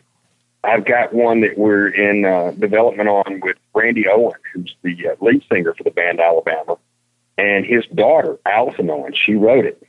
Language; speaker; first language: English; native; English